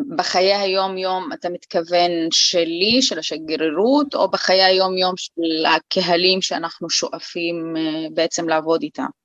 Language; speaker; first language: Hebrew; non-native, local second language; Arabic